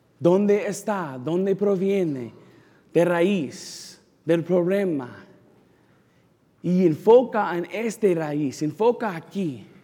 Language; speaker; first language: Spanish; non-native, learner; English